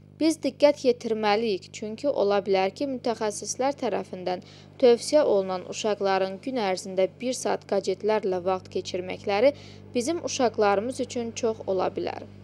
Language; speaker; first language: Azerbaijani; non-native, local second language; Georgian